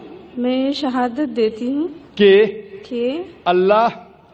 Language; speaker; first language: Hindi; native; Hindi